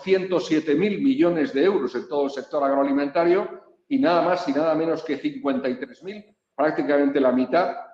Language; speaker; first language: Spanish; native; Spanish